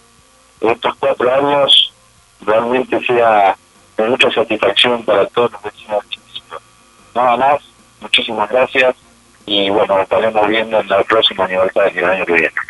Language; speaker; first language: Spanish; native; Spanish